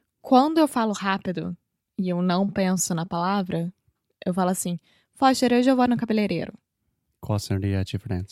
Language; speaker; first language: Portuguese; non-native, fluent; English